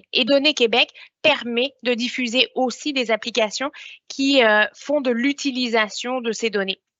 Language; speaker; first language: French; native; French